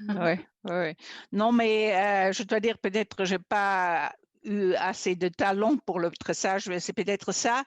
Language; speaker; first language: French; non-native, fluent; German